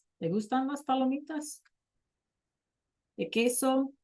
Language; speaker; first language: Spanish; non-native, fluent; English